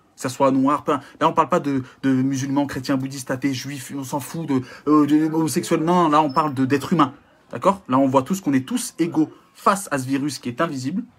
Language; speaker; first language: French; native; French